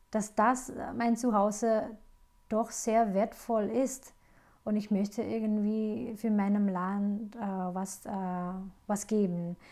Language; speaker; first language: German; non-native, fluent; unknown